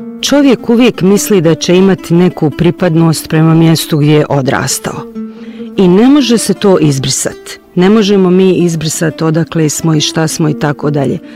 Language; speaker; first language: Bosnian; early bilingual, heritage; Bosnian